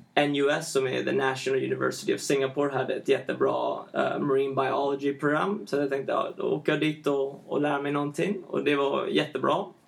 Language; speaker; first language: Swedish; early bilingual, heritage; Swedish